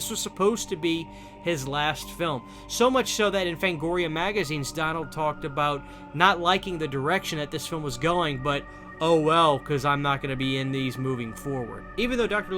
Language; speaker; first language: English; native; English